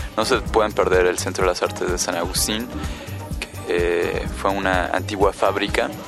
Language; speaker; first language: Spanish; native; Spanish